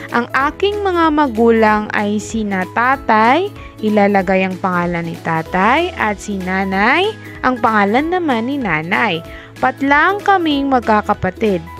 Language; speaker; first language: Filipino; non-native, local second language; Maranao